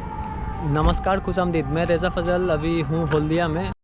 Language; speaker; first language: Hindi; non-native, local second language; Bangla